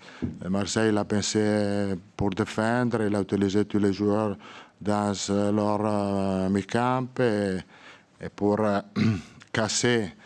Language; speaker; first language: French; non-native, learner; Italian